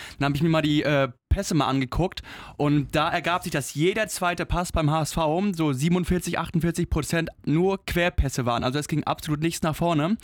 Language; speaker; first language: German; native; German